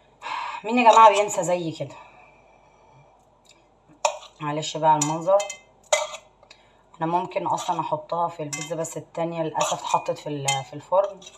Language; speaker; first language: Arabic; native; Arabic